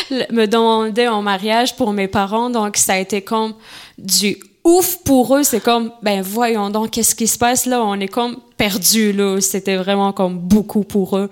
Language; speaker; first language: French; non-native, local second language; Kabyle